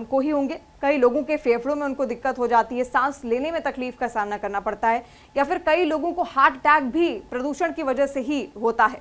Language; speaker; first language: Hindi; native; Hindi